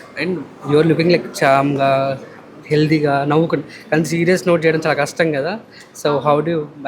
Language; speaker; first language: Telugu; native; Telugu